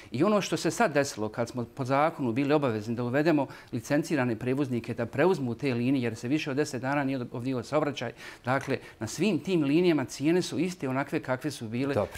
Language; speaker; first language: Croatian; native; Croatian